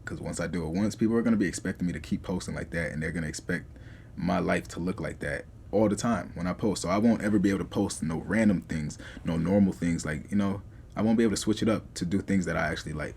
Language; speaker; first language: English; native; English